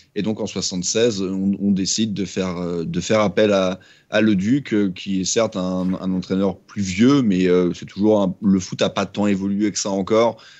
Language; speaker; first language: French; native; French